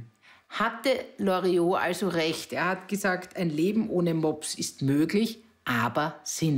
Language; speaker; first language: German; native; German